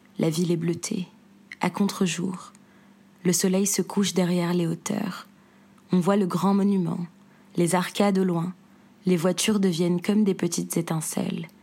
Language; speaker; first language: French; non-native, local second language; Arabic